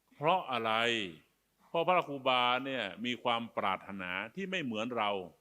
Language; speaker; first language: Thai; native; Thai